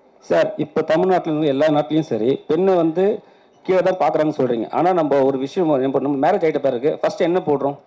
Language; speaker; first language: Tamil; native; Tamil